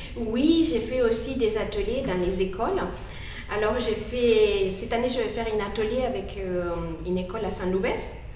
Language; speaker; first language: French; non-native, fluent; Spanish